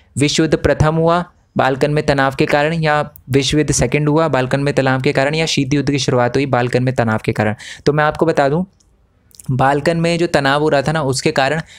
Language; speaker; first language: Hindi; native; Hindi